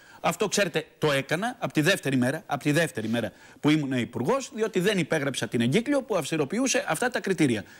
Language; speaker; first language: Greek; native; Greek